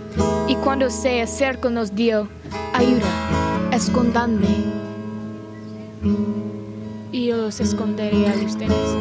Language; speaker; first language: Spanish; non-native, learner; English